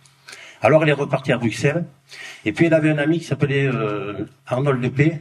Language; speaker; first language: French; native; French